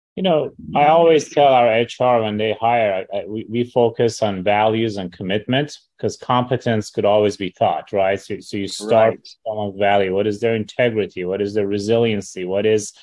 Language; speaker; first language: English; early bilingual, other home language; Persian